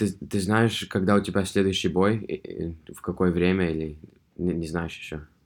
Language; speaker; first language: Russian; early bilingual, heritage; Russian